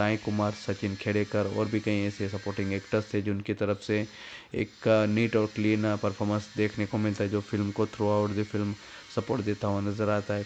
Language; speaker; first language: Hindi; native; Hindi